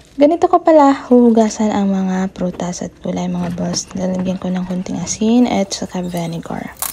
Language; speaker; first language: Filipino; non-native, local second language; Cebuano